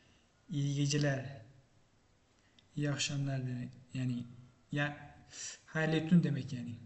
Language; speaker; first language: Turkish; non-native, fluent; Uzbek